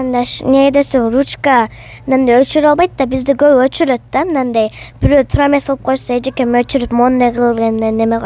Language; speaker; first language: Kyrgyz; early bilingual, heritage; Kyrgyz